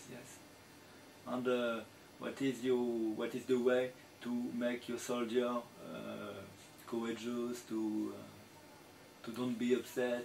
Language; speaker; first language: English; non-native, learner; French